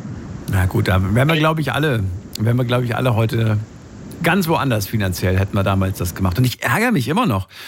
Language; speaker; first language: German; native; German